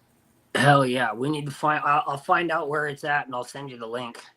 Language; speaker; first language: English; native; English